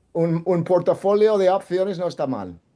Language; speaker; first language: Spanish; non-native, fluent; English